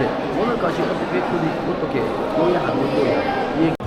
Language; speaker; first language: Korean; non-native, learner; Arabic